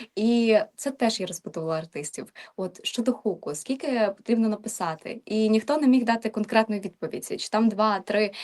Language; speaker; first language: Ukrainian; native; Ukrainian